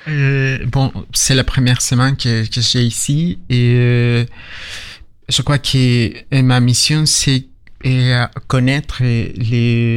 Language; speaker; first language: French; non-native, learner; Spanish